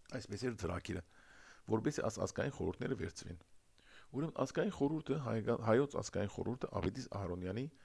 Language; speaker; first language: Armenian; early bilingual, heritage; Armenian